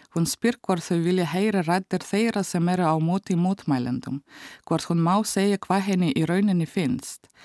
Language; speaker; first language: Icelandic; non-native, fluent; Russian